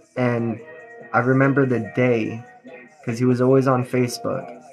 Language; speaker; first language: English; native; English